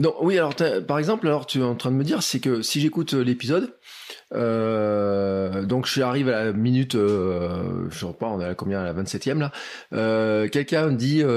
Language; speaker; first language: French; native; French